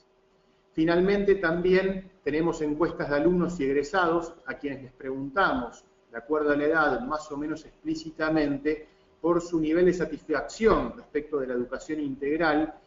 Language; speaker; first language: Spanish; native; Spanish